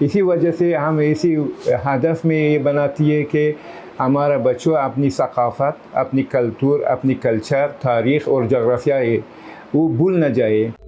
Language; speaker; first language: Hindi; non-native, learner; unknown